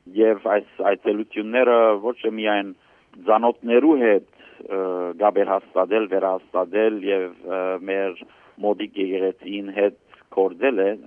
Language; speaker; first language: Armenian; early bilingual, heritage; Armenian